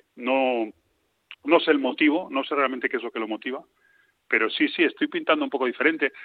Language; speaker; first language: Spanish; native; Spanish